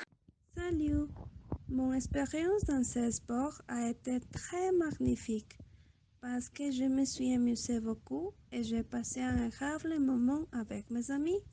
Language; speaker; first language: French; non-native, learner; Spanish